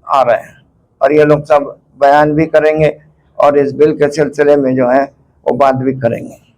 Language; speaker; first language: Urdu; native; Urdu